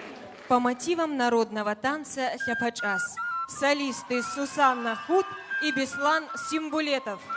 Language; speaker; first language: Russian; native; Russian